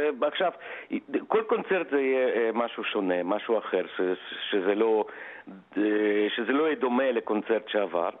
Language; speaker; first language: Hebrew; non-native, fluent; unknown